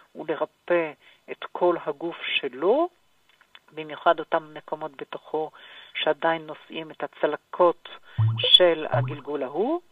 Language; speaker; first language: Hebrew; non-native, fluent; French